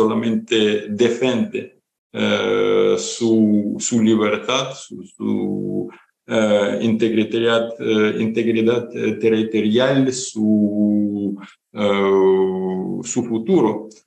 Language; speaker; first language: Spanish; non-native, fluent; Ukrainian